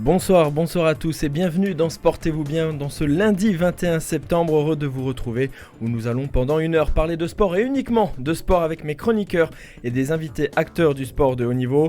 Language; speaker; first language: French; native; French